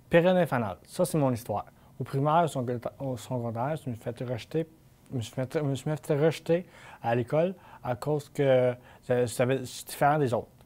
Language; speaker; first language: French; native; French